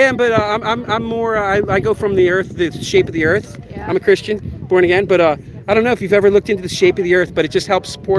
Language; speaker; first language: English; native; English